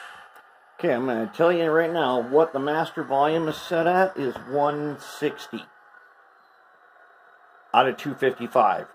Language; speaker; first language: English; native; English